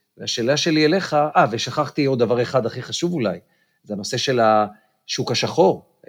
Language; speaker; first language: Hebrew; native; Hebrew